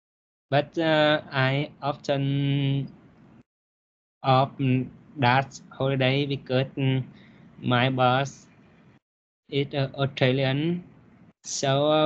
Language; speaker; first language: English; non-native, learner; Vietnamese